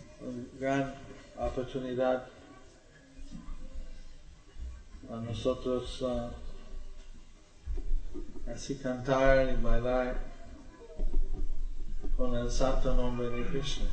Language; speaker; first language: Spanish; non-native, learner; English